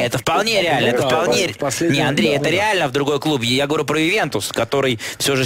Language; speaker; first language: Russian; native; Russian